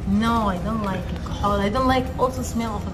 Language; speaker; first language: English; non-native, learner; Arabic